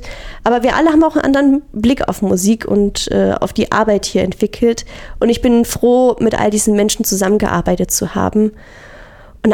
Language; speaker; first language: German; native; German